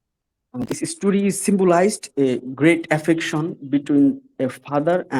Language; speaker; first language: English; non-native, learner; Bangla